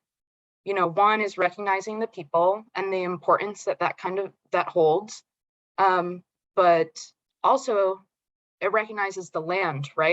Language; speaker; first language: English; native; English